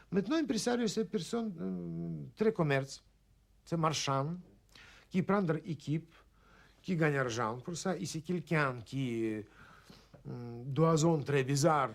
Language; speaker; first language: French; non-native, learner; Russian